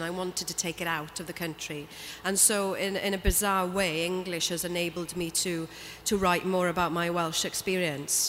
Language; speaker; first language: English; non-native, local second language; Welsh